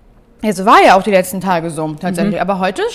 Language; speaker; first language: German; native; German